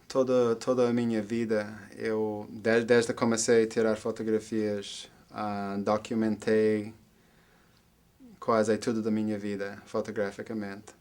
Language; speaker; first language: Portuguese; non-native, fluent; English